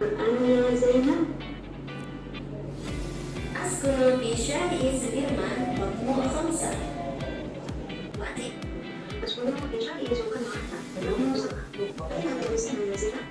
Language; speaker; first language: Arabic; non-native, learner; Indonesian